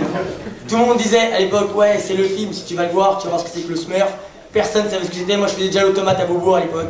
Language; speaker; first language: French; native; French